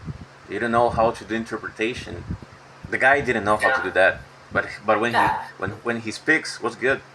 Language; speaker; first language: English; non-native, fluent; Portuguese